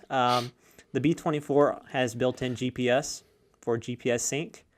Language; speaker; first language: English; native; English